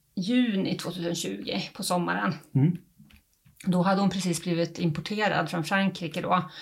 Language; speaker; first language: Swedish; native; Swedish